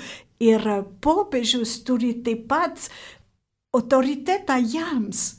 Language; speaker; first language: Lithuanian; non-native, fluent; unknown